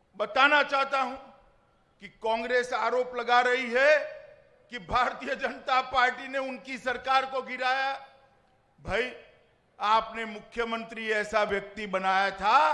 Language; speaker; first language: Hindi; non-native, local second language; Gujarati